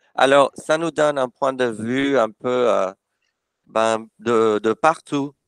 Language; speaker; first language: French; non-native, fluent; English